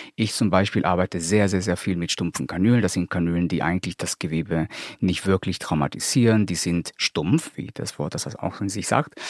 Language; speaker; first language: German; non-native, fluent; Spanish